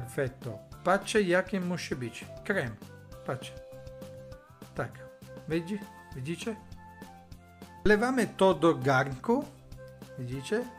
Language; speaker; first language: Polish; non-native, learner; Italian